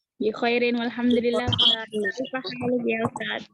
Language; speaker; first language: Arabic; non-native, learner; Indonesian